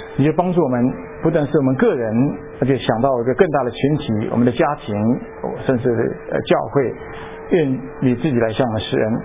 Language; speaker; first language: Chinese; native; Chinese